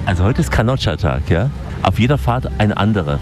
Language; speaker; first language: German; native; German